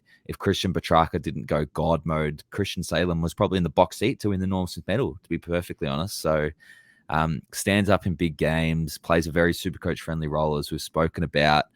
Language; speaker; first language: English; native; English